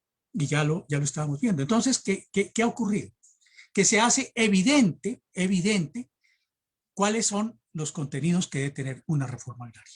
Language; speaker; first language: Spanish; native; Spanish